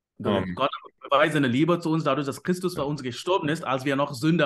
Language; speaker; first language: German; non-native, fluent; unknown